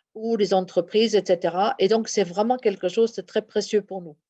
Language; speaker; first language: French; non-native, fluent; German